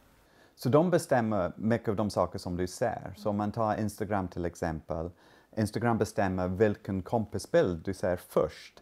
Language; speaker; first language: Swedish; non-native, fluent; English